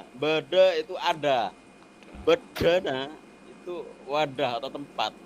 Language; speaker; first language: Indonesian; non-native, local second language; Madurese